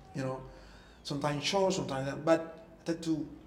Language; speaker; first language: English; non-native, learner; Spanish